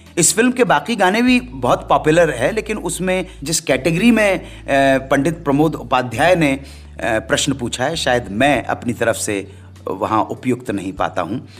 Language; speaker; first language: Hindi; native; Hindi